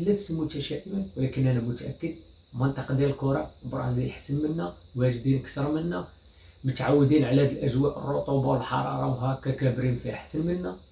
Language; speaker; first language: Arabic; native; Arabic